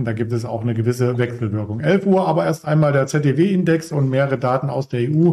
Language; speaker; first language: German; native; German